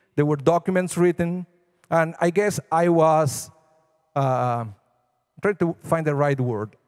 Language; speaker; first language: English; non-native, fluent; Spanish